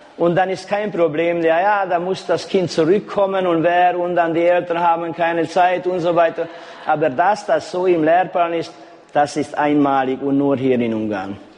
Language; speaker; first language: German; non-native, local second language; Hungarian